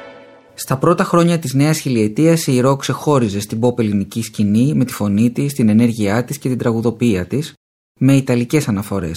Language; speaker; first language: Greek; native; Greek